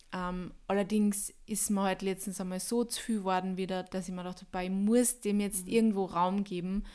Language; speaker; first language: German; native; German